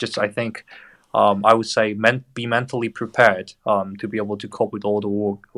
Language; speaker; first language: English; non-native, fluent; Korean